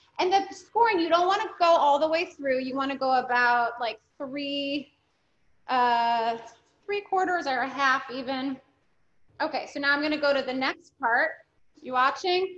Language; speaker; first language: English; native; English